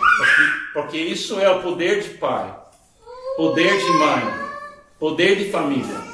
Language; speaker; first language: Portuguese; non-native, fluent; English